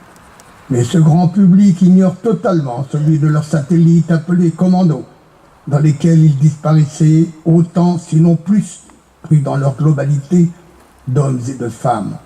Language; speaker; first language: French; native; French